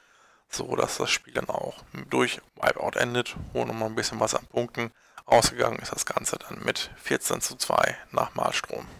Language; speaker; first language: German; native; German